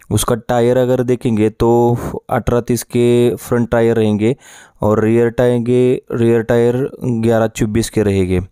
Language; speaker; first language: Hindi; non-native, local second language; Marathi